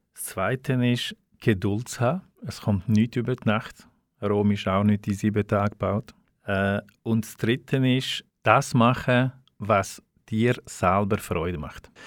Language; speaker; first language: German; non-native, fluent; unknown